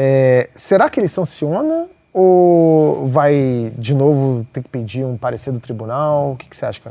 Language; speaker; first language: Portuguese; native; Portuguese